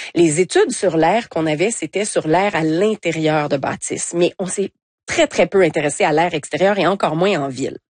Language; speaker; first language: French; native; French